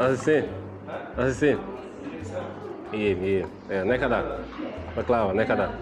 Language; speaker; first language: Turkish; non-native, learner; Italian